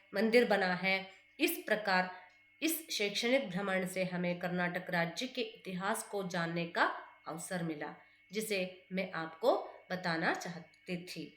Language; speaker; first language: Hindi; non-native, local second language; Kannada